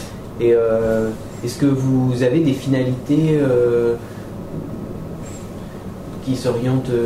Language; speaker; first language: French; native; French